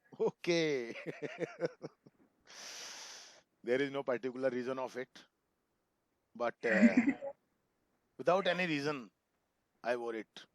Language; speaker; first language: English; non-native, local second language; Hindi